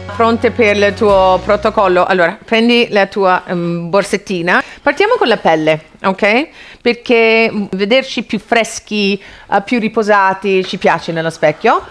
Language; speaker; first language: Italian; non-native, fluent; English